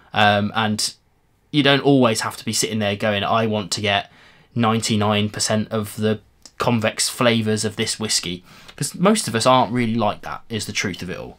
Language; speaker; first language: English; native; English